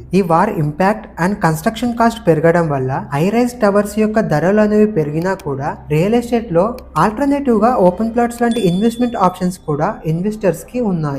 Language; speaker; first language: Telugu; native; Telugu